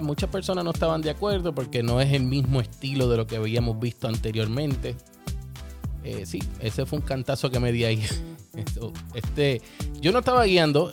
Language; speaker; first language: Spanish; native; Spanish